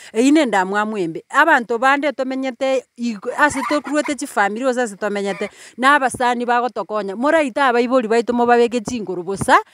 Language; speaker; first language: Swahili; non-native, local second language; Gusii